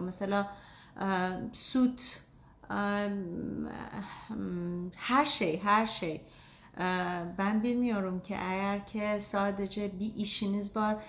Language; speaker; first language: Turkish; non-native, learner; Azerbaijani